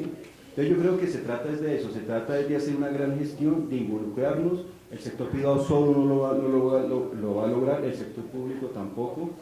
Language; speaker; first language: Spanish; native; Spanish